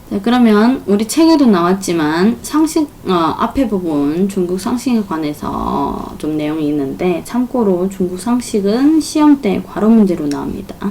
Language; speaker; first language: Korean; non-native, fluent; Chinese